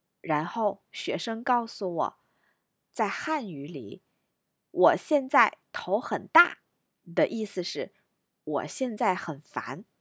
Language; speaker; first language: Chinese; non-native, fluent; English